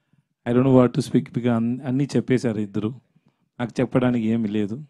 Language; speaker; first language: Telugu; non-native, learner; Tamil